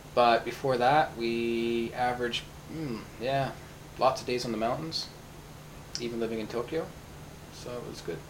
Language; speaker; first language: English; native; English